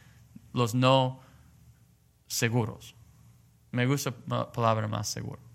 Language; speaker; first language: Spanish; non-native, learner; English